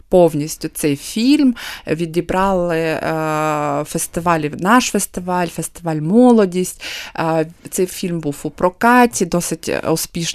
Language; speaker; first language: Ukrainian; non-native, local second language; Russian